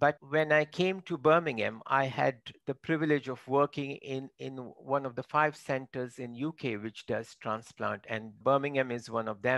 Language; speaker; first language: English; non-native, local second language; Marathi